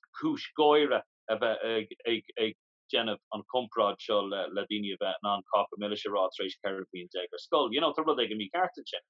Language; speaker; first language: Irish; non-native, local second language; English